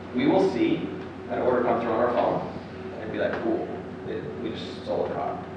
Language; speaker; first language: English; native; English